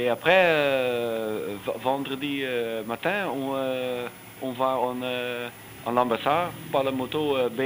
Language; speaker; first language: French; non-native, learner; Dutch